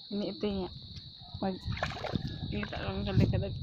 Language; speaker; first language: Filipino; non-native, local second language; Cebuano